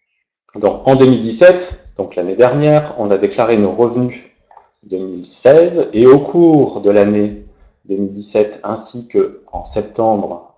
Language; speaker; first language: French; native; French